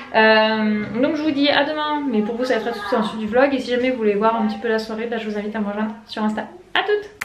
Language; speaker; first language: French; native; French